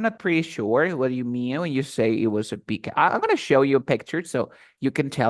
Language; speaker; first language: English; non-native, fluent; Spanish